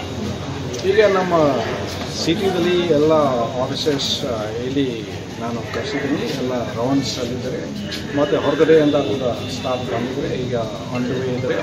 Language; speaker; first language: Kannada; non-native, local second language; Hindi